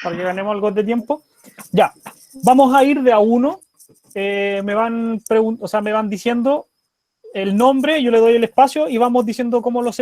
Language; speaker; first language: Spanish; native; Spanish